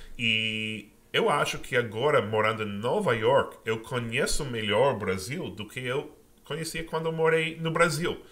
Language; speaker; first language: Portuguese; non-native, fluent; English